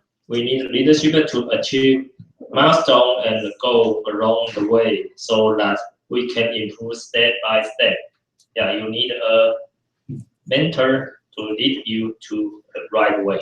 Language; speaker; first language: English; non-native, fluent; Chinese